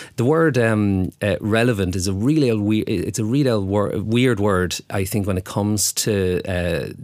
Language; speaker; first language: English; native; English